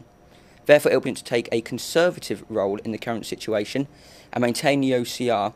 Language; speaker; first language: English; native; English